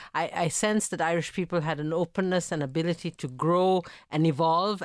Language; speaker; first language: English; early bilingual, other home language; Italian